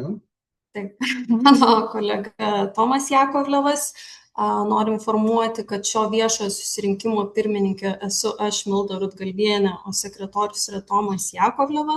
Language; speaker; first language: Lithuanian; native; Lithuanian